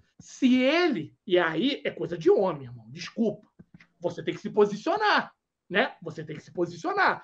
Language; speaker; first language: Portuguese; native; Portuguese